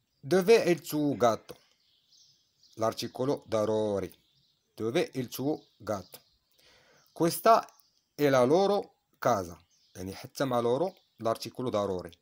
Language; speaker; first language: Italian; non-native, fluent; Arabic